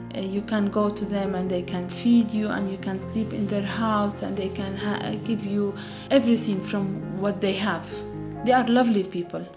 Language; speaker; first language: English; non-native, fluent; Arabic